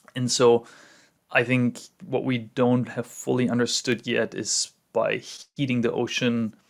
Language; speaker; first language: English; non-native, fluent; German